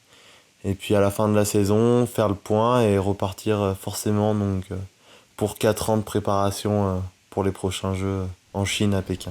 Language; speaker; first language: French; native; French